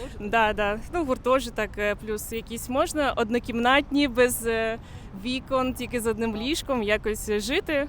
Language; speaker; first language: Ukrainian; early bilingual, other home language; Russian